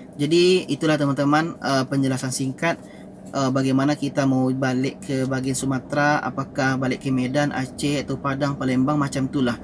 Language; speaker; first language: Malay; native; Malay